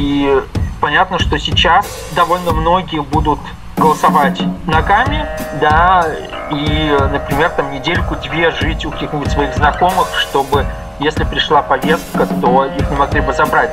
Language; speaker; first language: Russian; native; Russian